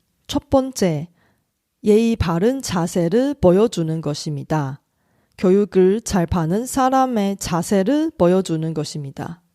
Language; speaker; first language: Korean; non-native, fluent; Chinese